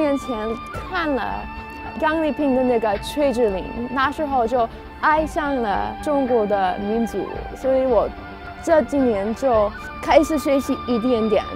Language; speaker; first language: Chinese; non-native, fluent; English